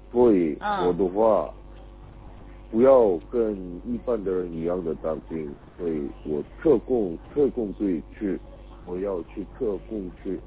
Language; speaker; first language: Chinese; non-native, learner; Korean